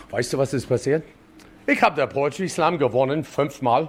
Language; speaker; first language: German; non-native, learner; English